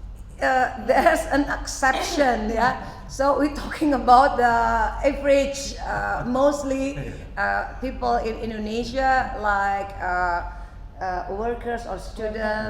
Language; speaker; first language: English; non-native, fluent; Indonesian